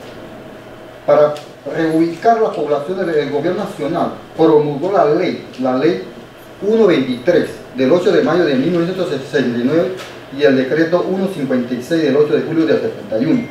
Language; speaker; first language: Spanish; non-native, local second language; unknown